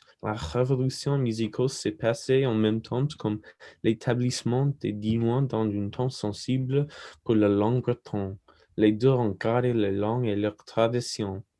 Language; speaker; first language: French; non-native, learner; English